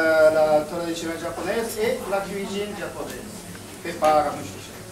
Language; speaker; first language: French; non-native, fluent; Japanese